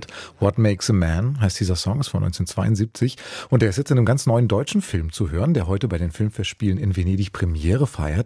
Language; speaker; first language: German; native; German